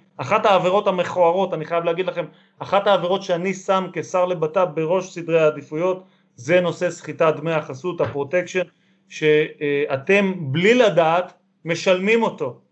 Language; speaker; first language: Hebrew; native; Hebrew